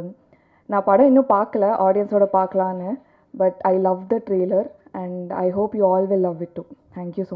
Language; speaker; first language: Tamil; non-native, learner; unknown